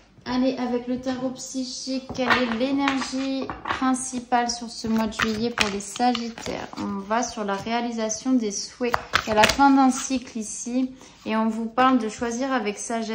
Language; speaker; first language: French; native; French